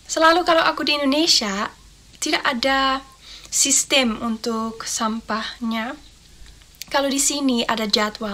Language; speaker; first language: Indonesian; non-native, learner; Dutch